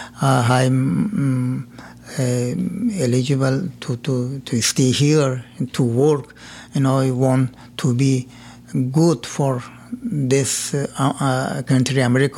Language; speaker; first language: English; non-native, learner; Persian